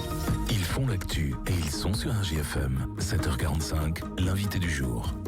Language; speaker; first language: French; native; French